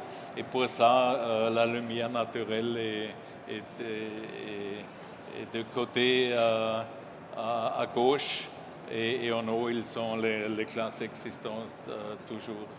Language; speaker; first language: French; non-native, learner; German